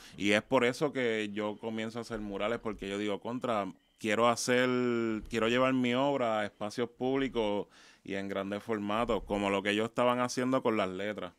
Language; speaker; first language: Spanish; native; Spanish